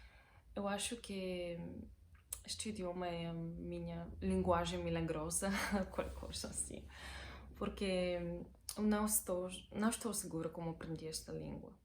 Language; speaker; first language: Portuguese; non-native, fluent; Bulgarian